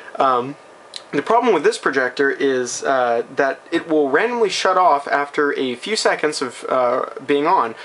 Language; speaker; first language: English; native; English